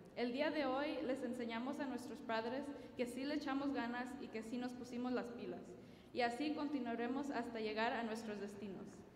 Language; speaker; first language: Spanish; early bilingual, heritage; Spanish